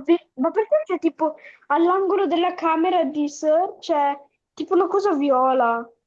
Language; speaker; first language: Italian; early bilingual, other home language; Bangla